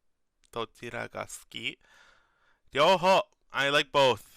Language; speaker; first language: Japanese; non-native, learner; English